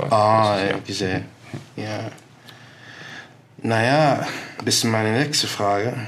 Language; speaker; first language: German; non-native, learner; English